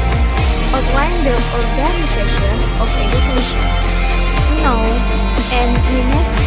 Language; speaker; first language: English; non-native, learner; Indonesian